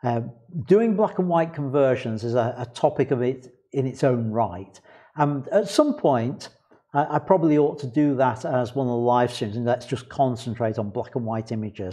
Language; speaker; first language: English; native; English